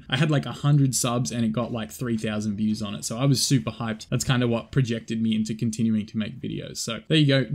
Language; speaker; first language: English; native; English